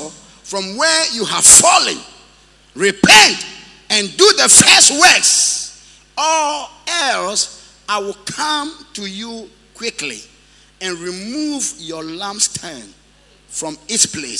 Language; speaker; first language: English; non-native, local second language; Ewe